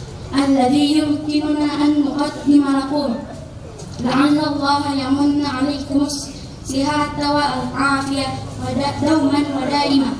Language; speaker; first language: Arabic; non-native, learner; Indonesian